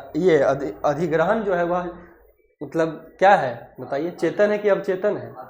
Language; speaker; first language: Hindi; native; Hindi